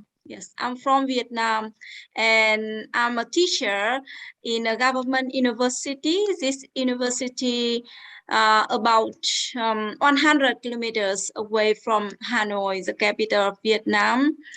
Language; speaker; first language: English; non-native, fluent; Vietnamese